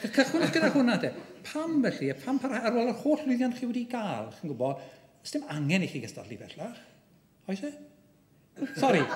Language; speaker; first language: Welsh; native; Welsh